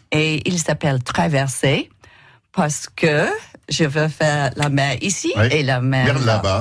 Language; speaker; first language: French; non-native, learner; English